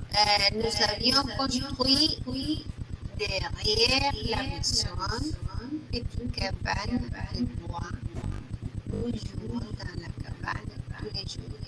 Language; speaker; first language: French; non-native, fluent; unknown